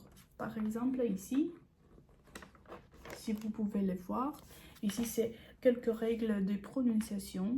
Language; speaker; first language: French; non-native, learner; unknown